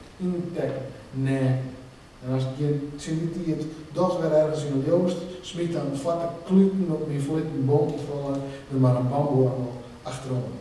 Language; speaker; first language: Dutch; non-native, local second language; Western Frisian